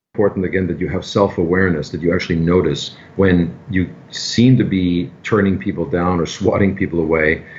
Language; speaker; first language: English; non-native, fluent; German